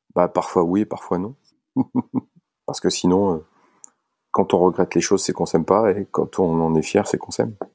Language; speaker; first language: French; native; French